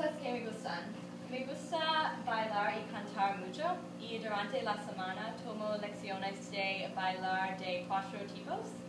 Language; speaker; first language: Spanish; non-native, learner; English